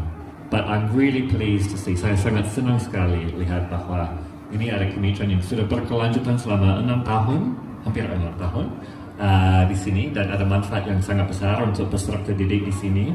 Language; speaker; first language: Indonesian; non-native, fluent; English